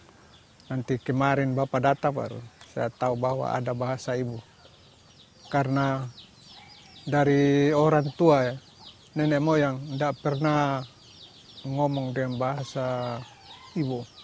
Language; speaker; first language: Indonesian; non-native, local second language; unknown